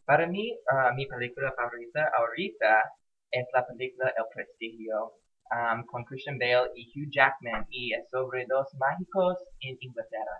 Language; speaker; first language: Spanish; non-native, learner; English